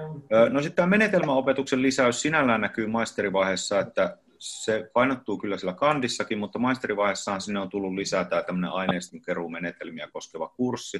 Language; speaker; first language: Finnish; native; Finnish